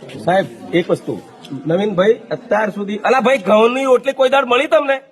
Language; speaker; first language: Gujarati; non-native, local second language; Rathawi